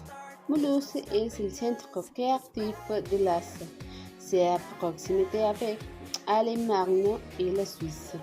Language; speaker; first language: French; non-native, learner; Spanish